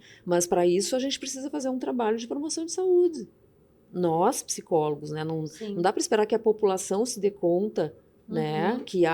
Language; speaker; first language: Portuguese; native; Portuguese